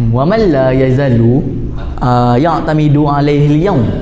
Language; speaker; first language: Arabic; non-native, learner; Malay